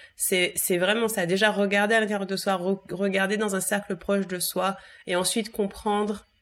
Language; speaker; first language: French; native; French